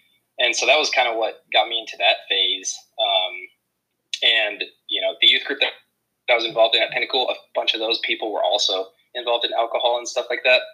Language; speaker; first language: English; native; English